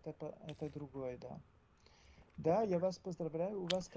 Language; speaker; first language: Russian; non-native, learner; French